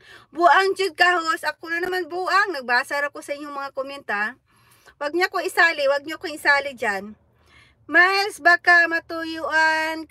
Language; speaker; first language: Filipino; non-native, local second language; Hiligaynon